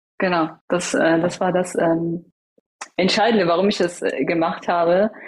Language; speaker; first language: German; early bilingual, other home language; Persian